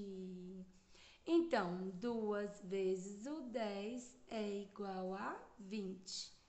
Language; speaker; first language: Portuguese; native; Portuguese